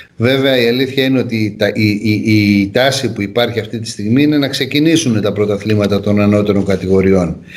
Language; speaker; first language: Greek; native; Greek